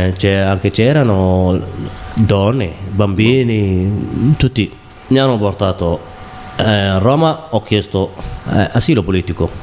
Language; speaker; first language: Italian; non-native, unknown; Somali